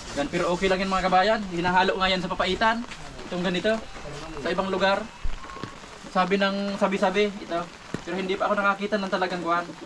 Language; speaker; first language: Filipino; non-native, local second language; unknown